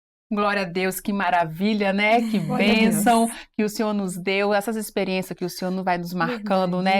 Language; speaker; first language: Portuguese; native; Portuguese